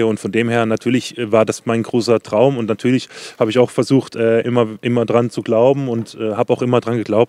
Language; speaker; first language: German; native; German